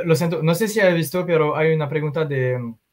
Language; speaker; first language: Spanish; non-native, fluent; French